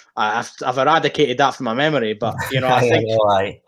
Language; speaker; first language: English; native; English